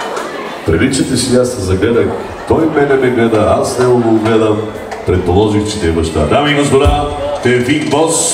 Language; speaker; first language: Bulgarian; non-native, local second language; Turkish